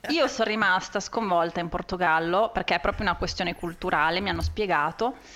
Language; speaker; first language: Italian; early bilingual, other home language; French